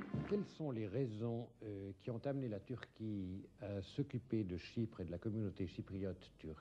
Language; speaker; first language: French; native; French